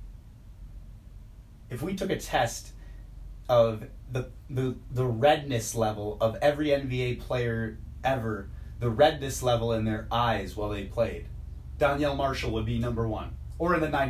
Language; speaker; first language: English; native; English